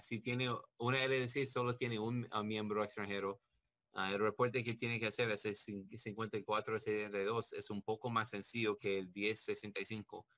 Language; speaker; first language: Spanish; non-native, learner; English